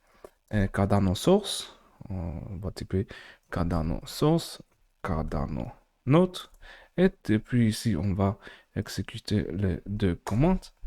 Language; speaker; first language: French; non-native, learner; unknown